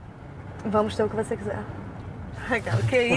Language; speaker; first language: Portuguese; native; Portuguese